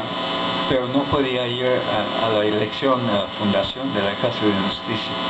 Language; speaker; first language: Spanish; non-native, fluent; English